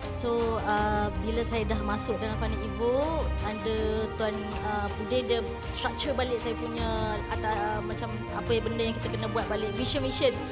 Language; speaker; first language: Malay; native; Malay